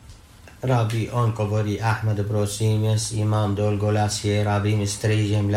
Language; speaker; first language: Slovenian; non-native, learner; Arabic